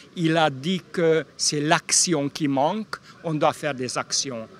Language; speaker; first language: French; non-native, local second language; Hungarian